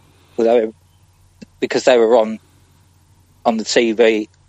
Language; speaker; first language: English; native; English